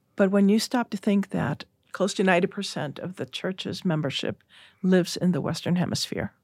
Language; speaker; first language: English; early bilingual, other home language; Spanish